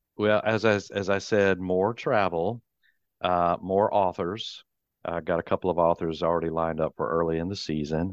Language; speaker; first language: English; native; English